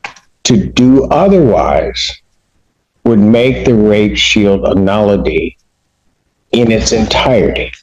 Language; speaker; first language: English; native; English